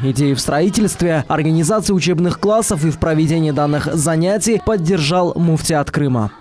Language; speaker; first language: Russian; native; Russian